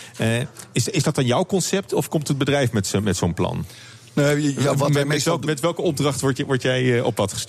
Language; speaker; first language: Dutch; native; Dutch